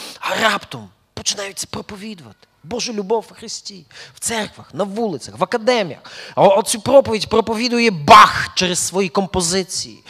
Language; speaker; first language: Ukrainian; early bilingual, heritage; Ukrainian